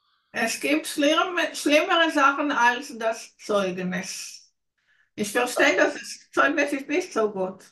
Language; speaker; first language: German; non-native, learner; Hebrew